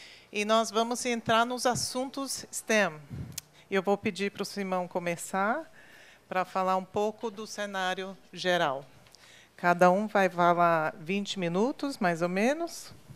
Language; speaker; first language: Portuguese; non-native, fluent; English